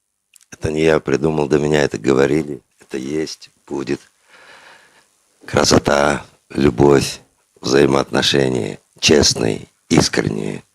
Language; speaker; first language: Russian; non-native, local second language; Uzbek